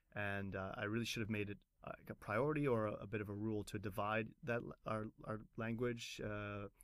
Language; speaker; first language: English; native; English